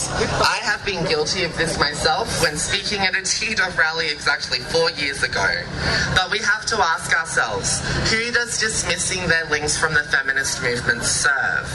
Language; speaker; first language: English; native; English